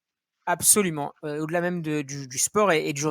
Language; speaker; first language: French; native; French